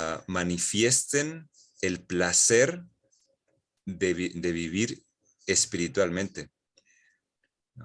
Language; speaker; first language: Spanish; native; Spanish